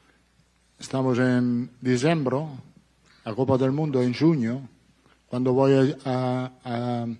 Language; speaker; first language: Portuguese; non-native, fluent; Italian